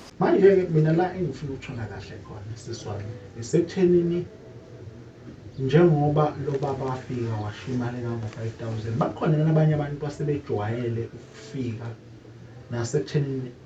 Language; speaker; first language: Zulu; native; Zulu